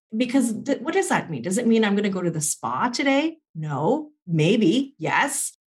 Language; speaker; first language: English; native; English